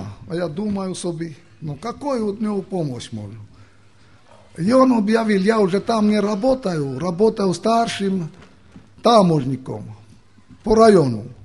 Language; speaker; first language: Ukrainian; non-native, local second language; Romany